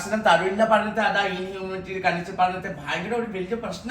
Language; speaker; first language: Malayalam; non-native, local second language; Assamese